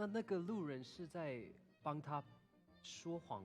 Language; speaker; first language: Chinese; non-native, fluent; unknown